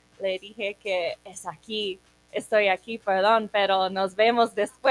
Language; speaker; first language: Spanish; non-native, learner; English